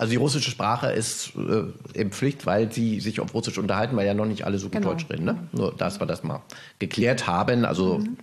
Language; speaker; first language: German; native; German